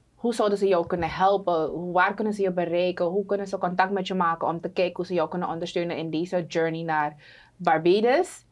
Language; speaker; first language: Dutch; native; Dutch